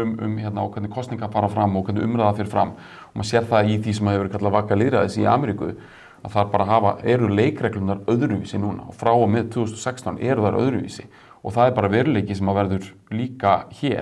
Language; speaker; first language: Icelandic; native; Icelandic